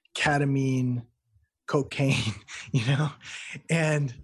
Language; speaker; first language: English; native; English